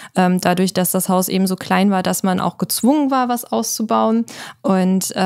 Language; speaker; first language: German; native; German